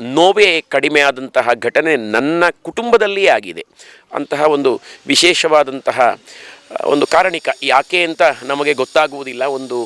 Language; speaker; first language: Kannada; native; Kannada